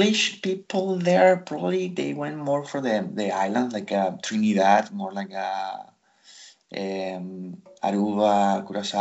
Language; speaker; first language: English; non-native, fluent; Spanish